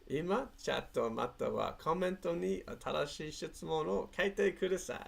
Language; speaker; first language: Japanese; non-native, fluent; English